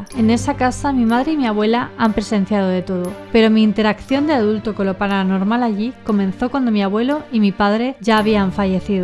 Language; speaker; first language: Spanish; native; Spanish